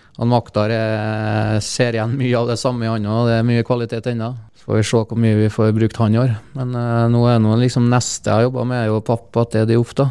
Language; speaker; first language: Norwegian; native; Norwegian